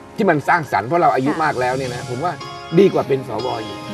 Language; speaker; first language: Thai; native; Thai